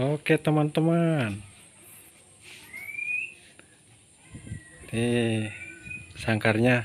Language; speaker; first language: Indonesian; non-native, local second language; Sundanese